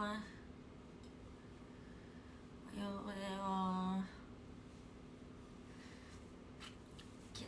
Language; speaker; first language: Japanese; native; Japanese